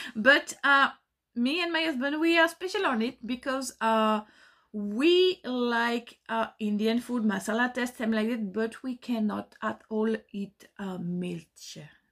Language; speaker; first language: English; non-native, learner; French